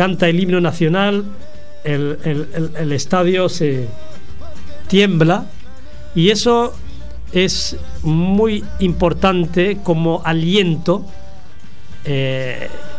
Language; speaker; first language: Spanish; non-native, fluent; Arabic